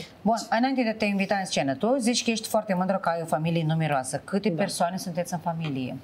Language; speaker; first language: Romanian; native; Romanian